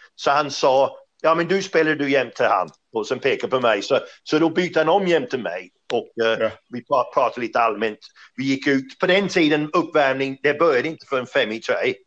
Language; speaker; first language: Swedish; non-native, fluent; English